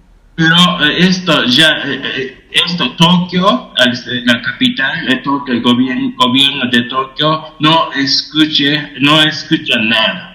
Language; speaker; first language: Spanish; non-native, fluent; Japanese